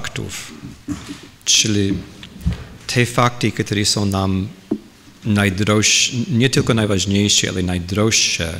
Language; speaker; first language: Polish; non-native, fluent; English